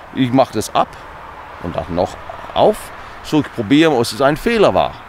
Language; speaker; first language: German; non-native, learner; Danish